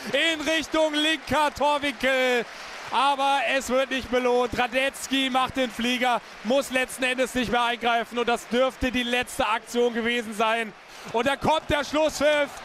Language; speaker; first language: German; native; German